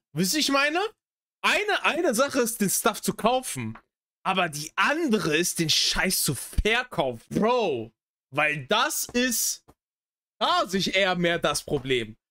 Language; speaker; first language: German; native; German